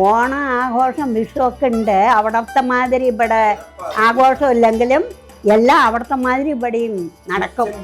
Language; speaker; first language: Malayalam; early bilingual, heritage; Malayalam